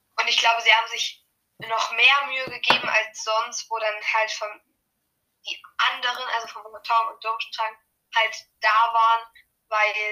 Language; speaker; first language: German; native; German